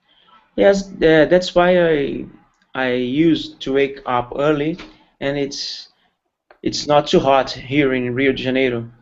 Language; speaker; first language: English; non-native, learner; Portuguese